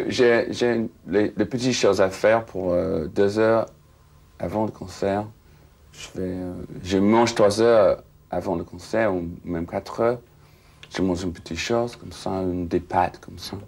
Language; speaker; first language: French; non-native, fluent; English